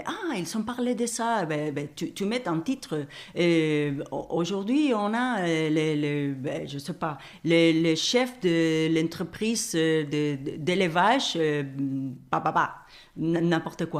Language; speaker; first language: French; non-native, fluent; Spanish